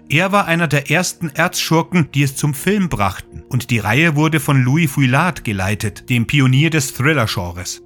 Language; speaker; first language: German; native; German